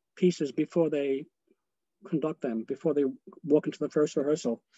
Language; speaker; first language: English; native; English